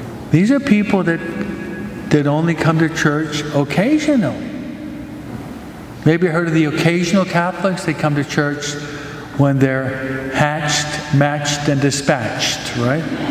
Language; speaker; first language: English; native; English